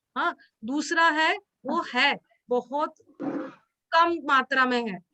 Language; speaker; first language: Hindi; non-native, local second language; Marathi